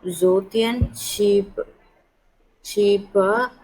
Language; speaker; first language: Chinese; non-native, learner; Tamil